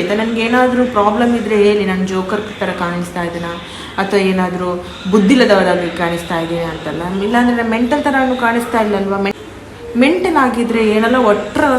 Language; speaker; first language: Kannada; non-native, local second language; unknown